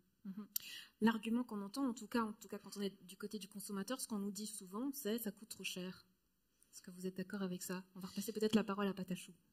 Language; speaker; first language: French; native; French